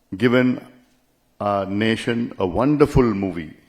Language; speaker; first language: English; non-native, local second language; Tamil